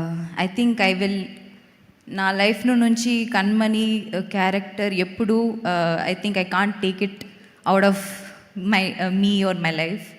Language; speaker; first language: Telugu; non-native, local second language; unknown